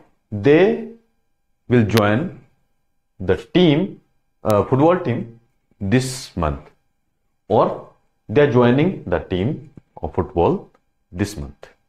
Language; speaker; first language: English; non-native, local second language; Hindi